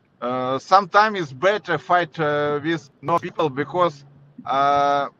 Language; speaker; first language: English; non-native, learner; Russian